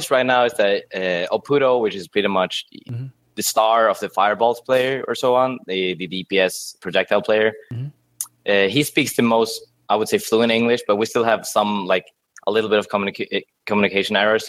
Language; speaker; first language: English; non-native, fluent; Swedish